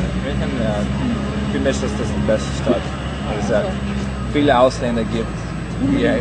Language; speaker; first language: German; non-native, learner; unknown